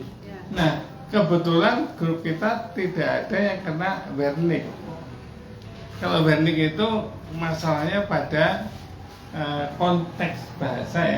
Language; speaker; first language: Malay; non-native, local second language; Javanese